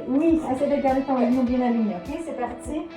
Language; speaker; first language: French; native; French